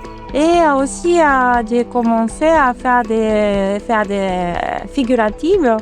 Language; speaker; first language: French; non-native, fluent; Japanese